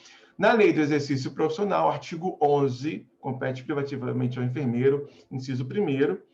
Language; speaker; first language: Portuguese; native; Portuguese